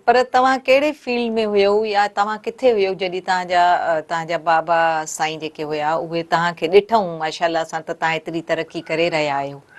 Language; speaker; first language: Sindhi; native; Sindhi